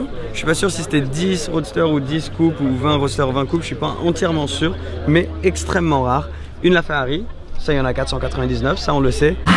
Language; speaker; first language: French; native; French